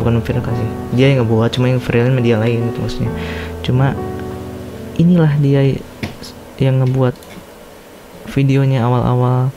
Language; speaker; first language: Indonesian; native; Indonesian